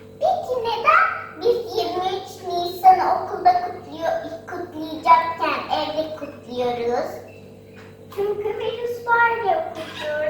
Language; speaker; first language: Turkish; early bilingual, heritage; Turkish